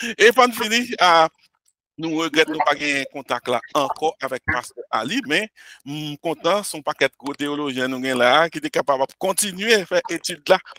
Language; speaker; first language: French; non-native, local second language; Haitian Creole